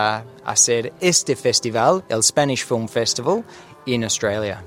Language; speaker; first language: Spanish; non-native, learner; English